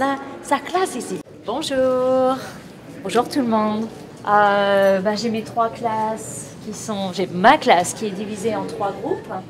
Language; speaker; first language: French; non-native, fluent; English